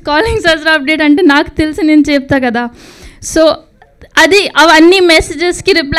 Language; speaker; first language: Telugu; non-native, learner; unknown